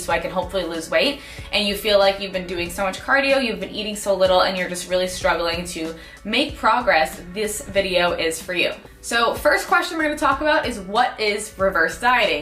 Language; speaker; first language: English; native; English